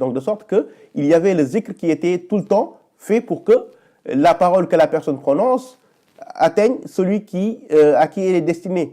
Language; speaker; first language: French; native; French